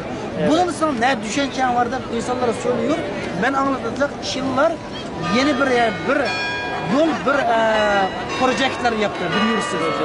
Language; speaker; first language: Turkish; non-native, learner; Uyghur